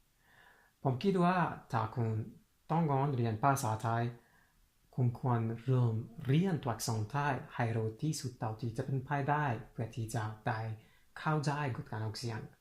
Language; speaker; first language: Thai; non-native, fluent; Persian